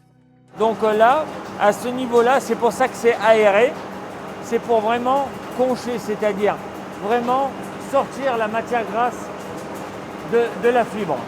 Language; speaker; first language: French; native; French